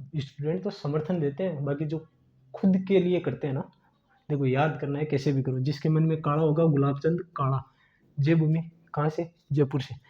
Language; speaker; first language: Hindi; native; Hindi